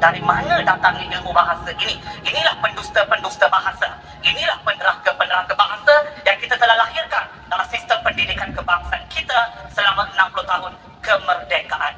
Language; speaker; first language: Malay; native; Malay